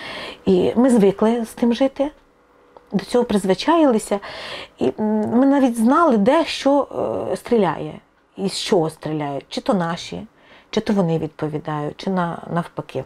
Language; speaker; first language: Ukrainian; non-native, local second language; Russian